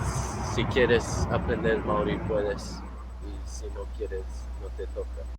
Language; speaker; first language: Spanish; non-native, fluent; English